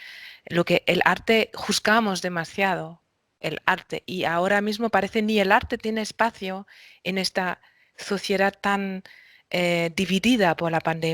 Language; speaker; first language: Spanish; non-native, fluent; German